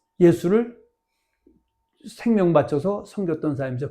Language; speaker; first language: Korean; native; Korean